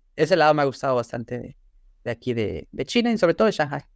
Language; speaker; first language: Spanish; native; Spanish